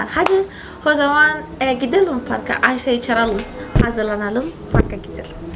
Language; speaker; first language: Turkish; non-native, fluent; Portuguese